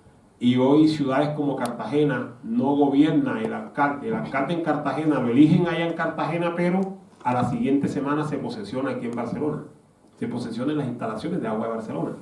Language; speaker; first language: Spanish; native; Spanish